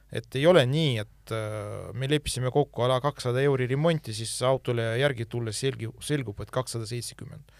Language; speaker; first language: Estonian; non-native, local second language; Russian